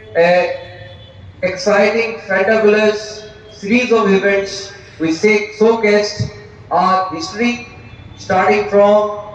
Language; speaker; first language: English; non-native, local second language; Hindi